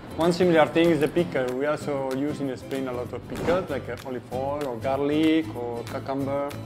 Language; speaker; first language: English; non-native, learner; Spanish